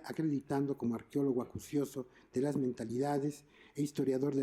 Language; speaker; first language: Spanish; native; Spanish